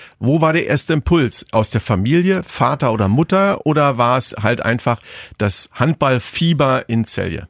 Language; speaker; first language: German; native; German